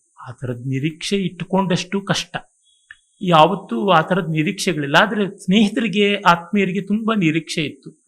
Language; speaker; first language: Kannada; native; Kannada